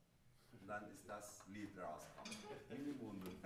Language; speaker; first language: German; non-native, learner; Portuguese